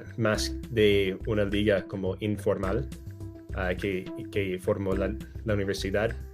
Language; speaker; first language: Spanish; non-native, fluent; English